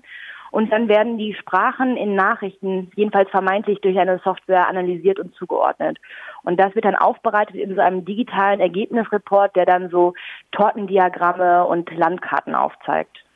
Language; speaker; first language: German; native; German